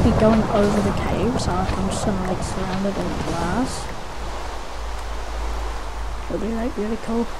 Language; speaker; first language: English; native; English